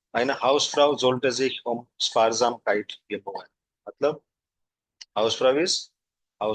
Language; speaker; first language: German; non-native, fluent; Hindi